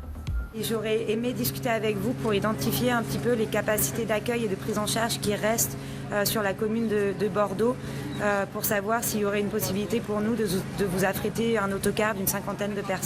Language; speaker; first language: French; native; French